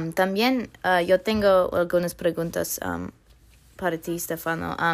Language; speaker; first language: Spanish; non-native, fluent; English